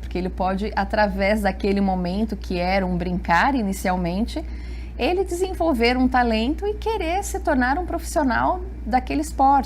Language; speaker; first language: Portuguese; native; Portuguese